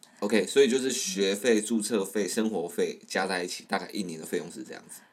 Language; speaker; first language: Chinese; native; Chinese